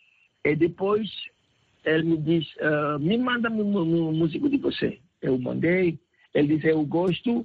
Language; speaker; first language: Portuguese; non-native, learner; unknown